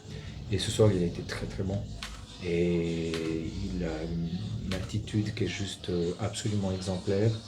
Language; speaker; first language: French; native; French